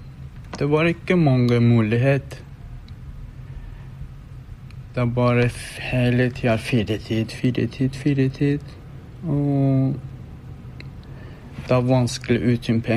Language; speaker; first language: Norwegian; non-native, learner; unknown